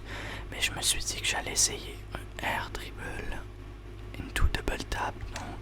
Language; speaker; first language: French; native; French